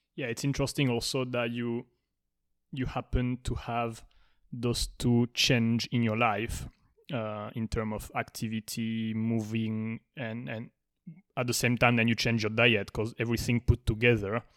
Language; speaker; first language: English; non-native, fluent; Spanish